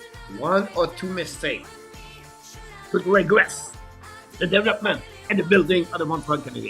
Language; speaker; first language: English; non-native, fluent; French